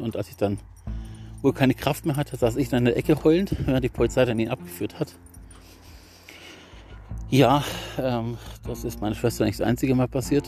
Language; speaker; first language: German; native; German